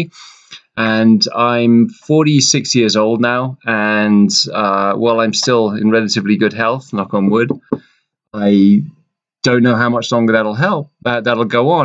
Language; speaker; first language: English; native; English